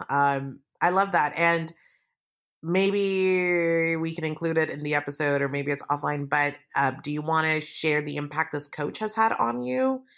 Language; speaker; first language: English; native; English